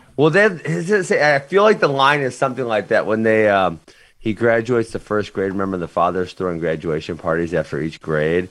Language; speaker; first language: English; native; English